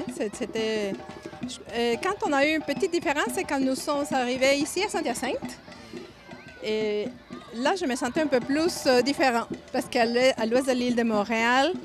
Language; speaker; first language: French; non-native, fluent; Spanish